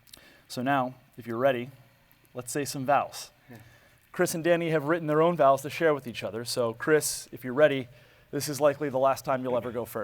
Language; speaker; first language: English; native; English